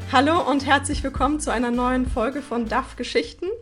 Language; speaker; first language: German; native; German